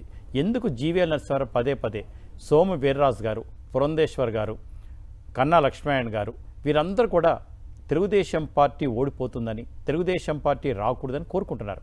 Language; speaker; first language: Telugu; native; Telugu